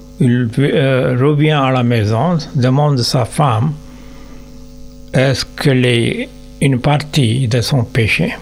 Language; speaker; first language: French; non-native, learner; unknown